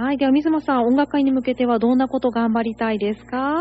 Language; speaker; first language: Japanese; native; Japanese